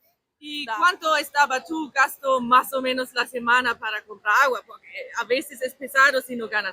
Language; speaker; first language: Spanish; non-native, fluent; German